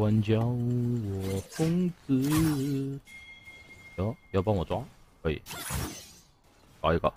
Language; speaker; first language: Chinese; native; Chinese